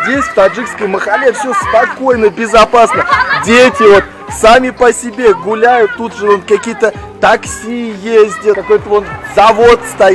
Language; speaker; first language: Russian; native; Russian